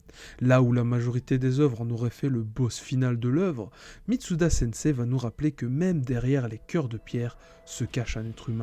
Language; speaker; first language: French; native; French